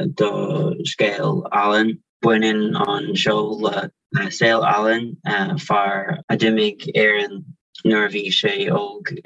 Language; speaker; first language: Irish; non-native, local second language; English